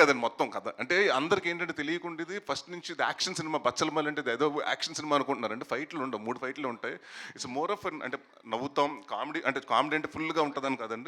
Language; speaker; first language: Telugu; native; Telugu